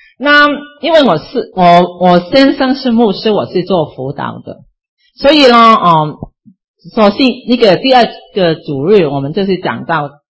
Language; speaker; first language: Chinese; non-native, local second language; Cantonese